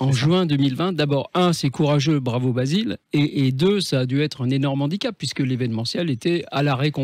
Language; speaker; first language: French; native; French